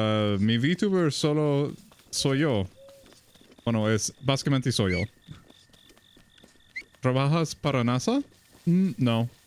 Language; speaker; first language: Spanish; non-native, fluent; English